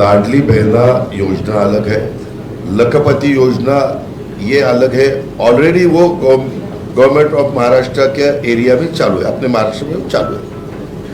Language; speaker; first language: Hindi; non-native, local second language; Marathi